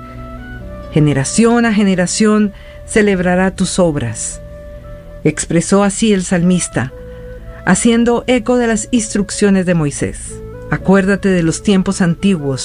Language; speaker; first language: Spanish; native; Spanish